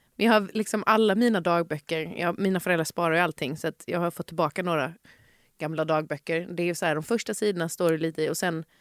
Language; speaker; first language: Swedish; native; Swedish